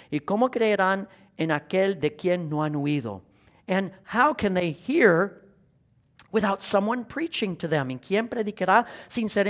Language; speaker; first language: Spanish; non-native, fluent; English